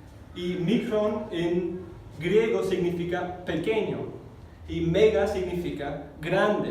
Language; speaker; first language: Spanish; non-native, fluent; English